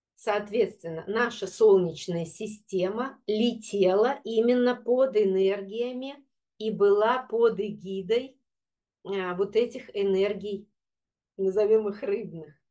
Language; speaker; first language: Russian; native; Russian